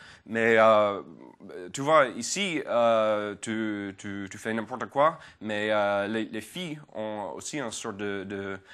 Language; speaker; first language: French; non-native, fluent; English